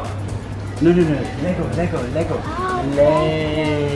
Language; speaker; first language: German; non-native, learner; English